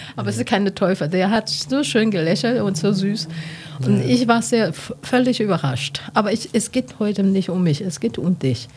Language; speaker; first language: German; non-native, learner; Chinese